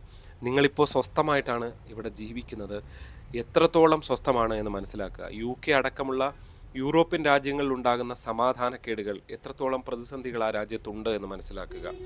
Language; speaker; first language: Malayalam; native; Malayalam